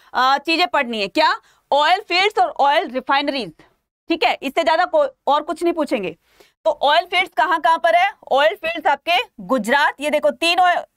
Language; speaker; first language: Hindi; native; Hindi